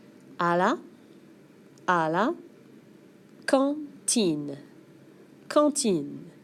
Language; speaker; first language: French; non-native, fluent; English